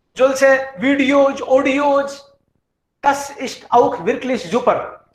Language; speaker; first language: German; non-native, fluent; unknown